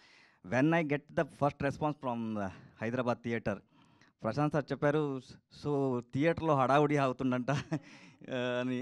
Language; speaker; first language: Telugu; non-native, learner; Kannada